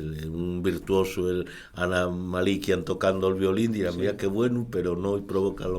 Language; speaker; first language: Spanish; native; Spanish